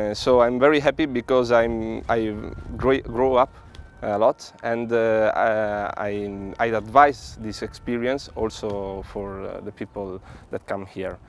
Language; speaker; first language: English; non-native, learner; Italian